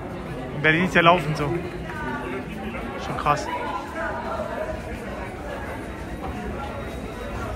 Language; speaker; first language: German; native; German